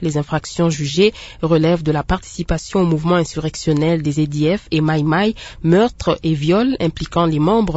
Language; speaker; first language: French; non-native, local second language; Lingala